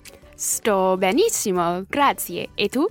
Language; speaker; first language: Italian; non-native, learner; English